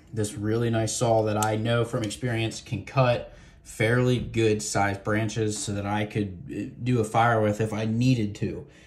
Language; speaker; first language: English; native; English